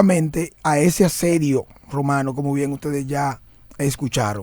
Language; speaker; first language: Spanish; native; Spanish